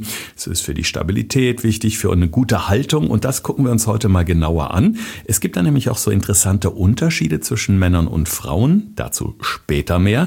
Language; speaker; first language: German; native; German